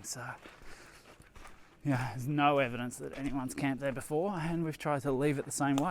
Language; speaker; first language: English; native; English